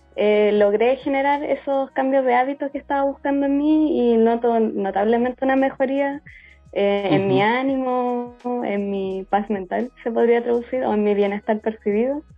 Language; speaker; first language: Spanish; native; Spanish